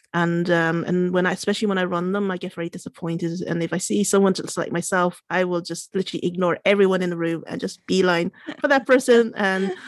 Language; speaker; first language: English; native; English